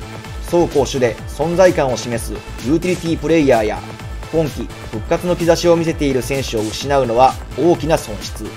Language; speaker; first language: Japanese; native; Japanese